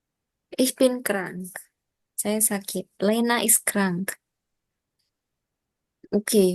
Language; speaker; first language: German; non-native, fluent; Indonesian